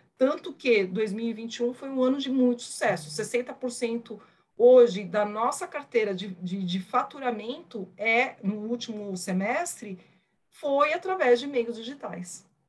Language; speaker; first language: Portuguese; early bilingual, other home language; Spanish